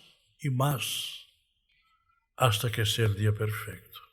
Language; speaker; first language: Spanish; non-native, fluent; Portuguese